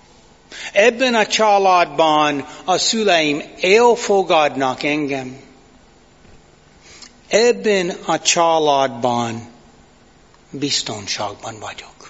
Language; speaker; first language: Hungarian; non-native, fluent; English